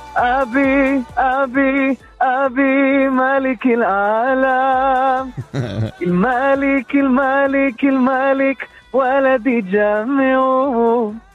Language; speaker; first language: Hebrew; native; Hebrew